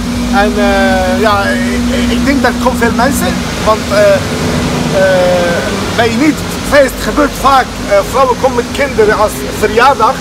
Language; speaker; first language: Dutch; non-native, learner; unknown